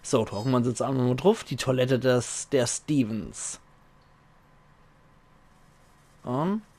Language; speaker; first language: German; native; German